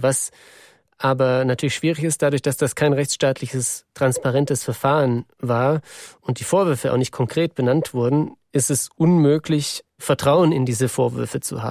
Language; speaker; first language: German; native; German